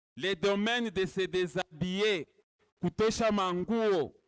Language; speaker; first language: French; non-native, local second language; Swahili